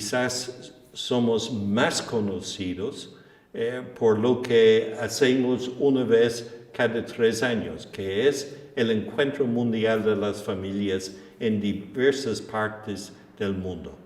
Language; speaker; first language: Spanish; non-native, fluent; English